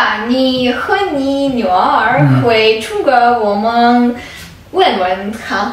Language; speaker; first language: Chinese; non-native, learner; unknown